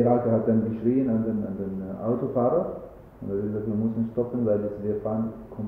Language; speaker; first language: German; non-native, learner; Arabic